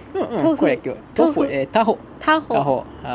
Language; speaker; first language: Japanese; non-native, learner; English